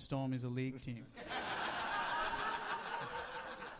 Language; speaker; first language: English; non-native, local second language; Sinhala